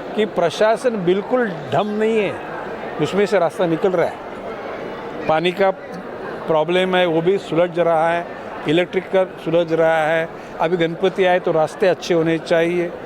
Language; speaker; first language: Hindi; non-native, local second language; Marathi